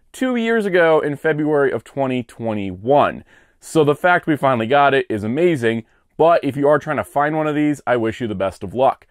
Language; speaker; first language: English; native; English